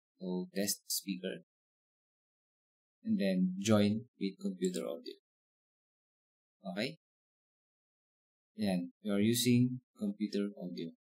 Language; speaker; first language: English; non-native, local second language; Filipino